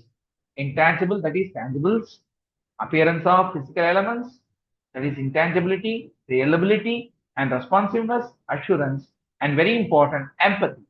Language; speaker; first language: English; non-native, local second language; Tamil